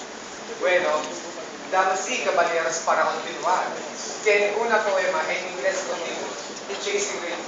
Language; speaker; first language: Spanish; non-native, learner; Filipino